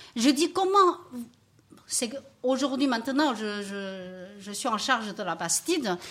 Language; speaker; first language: French; non-native, fluent; Chinese